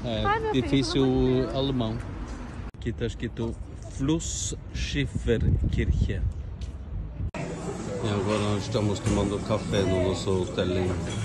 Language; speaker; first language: Portuguese; non-native, fluent; Norwegian